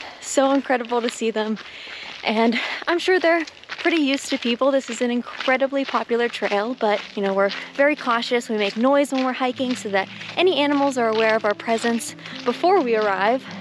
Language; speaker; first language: English; native; English